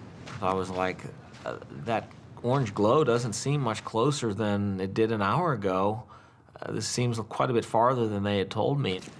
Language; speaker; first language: English; native; English